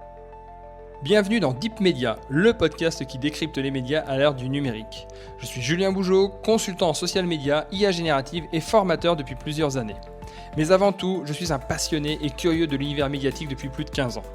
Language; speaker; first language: French; native; French